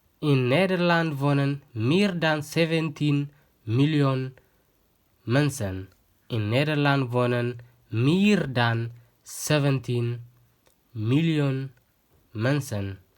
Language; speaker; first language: Dutch; non-native, learner; Tigrinya